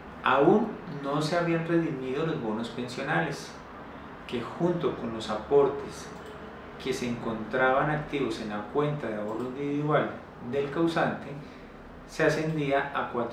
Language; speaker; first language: Spanish; native; Spanish